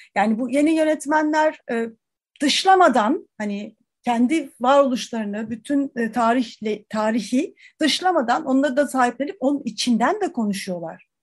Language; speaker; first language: Turkish; native; Turkish